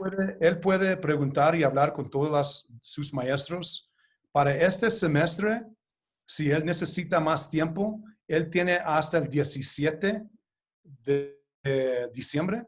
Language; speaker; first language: Spanish; early bilingual, heritage; Spanish